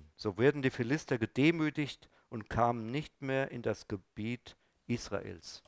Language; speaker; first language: German; native; German